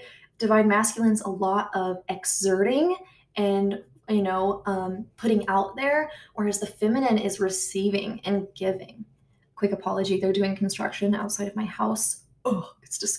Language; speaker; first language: English; native; English